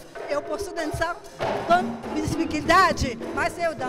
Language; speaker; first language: Portuguese; non-native, learner; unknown